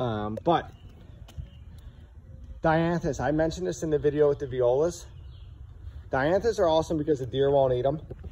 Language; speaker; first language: English; native; English